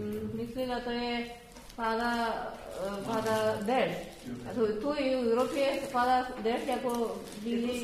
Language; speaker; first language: Czech; non-native, learner; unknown